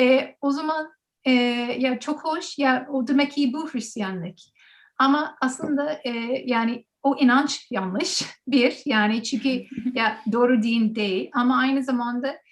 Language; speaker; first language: Turkish; non-native, learner; English